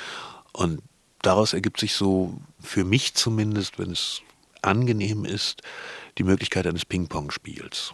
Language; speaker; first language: German; native; German